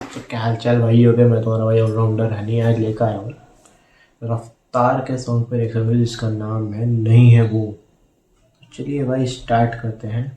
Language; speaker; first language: Hindi; native; Hindi